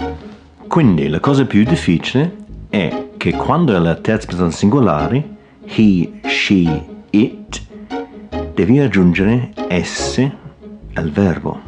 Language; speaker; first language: Italian; non-native, fluent; English